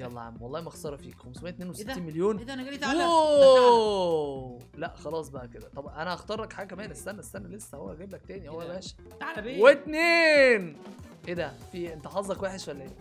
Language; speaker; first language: Arabic; native; Arabic